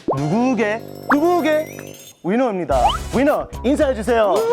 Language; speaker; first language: Korean; non-native, fluent; English